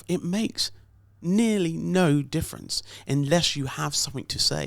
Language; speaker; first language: English; native; English